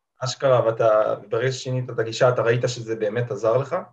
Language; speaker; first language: Hebrew; native; Hebrew